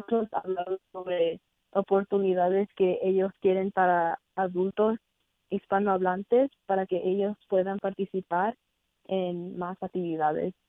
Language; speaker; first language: Spanish; early bilingual, heritage; Spanish